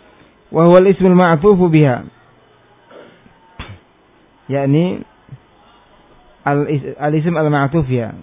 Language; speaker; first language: Arabic; non-native, fluent; Indonesian